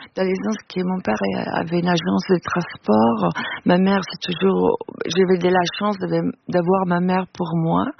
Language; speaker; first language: French; non-native, fluent; Italian